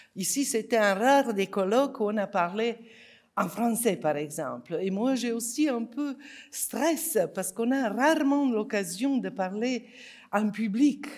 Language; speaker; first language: French; non-native, fluent; Serbian